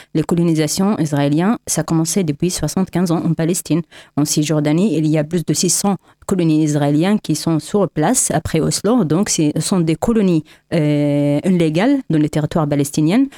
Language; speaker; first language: French; non-native, learner; Arabic